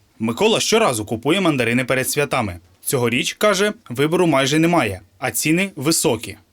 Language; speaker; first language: Ukrainian; native; Ukrainian